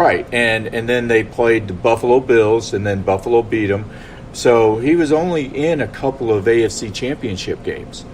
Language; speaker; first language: English; native; English